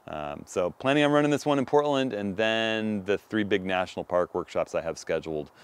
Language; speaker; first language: English; native; English